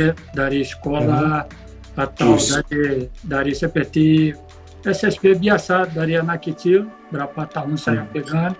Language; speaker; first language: Indonesian; non-native, fluent; Portuguese